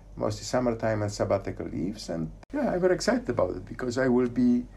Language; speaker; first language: English; non-native, fluent; Polish